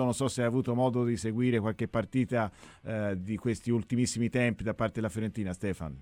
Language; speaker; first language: Italian; native; Italian